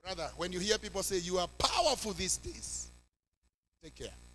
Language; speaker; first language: English; non-native, local second language; Swahili